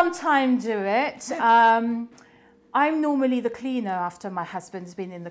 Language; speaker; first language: English; non-native, fluent; French